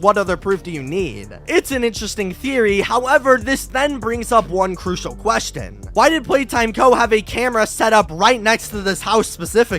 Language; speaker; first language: English; native; English